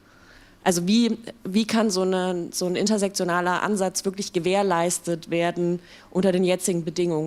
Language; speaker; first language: German; native; German